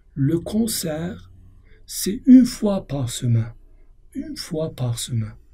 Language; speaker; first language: French; non-native, fluent; Turkish